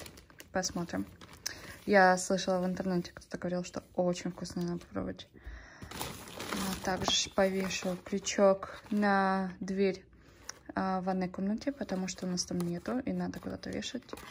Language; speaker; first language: Russian; early bilingual, heritage; Russian